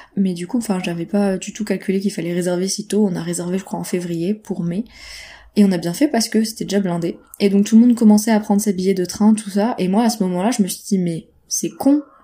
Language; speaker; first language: French; native; French